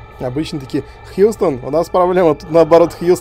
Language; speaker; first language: Russian; native; Russian